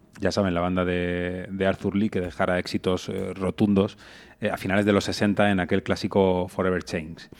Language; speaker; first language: Spanish; native; Spanish